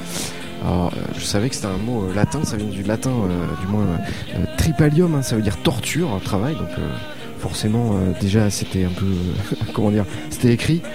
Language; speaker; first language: French; native; French